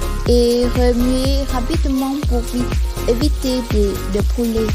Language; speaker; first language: French; non-native, learner; Vietnamese